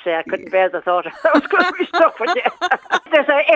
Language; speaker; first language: English; native; English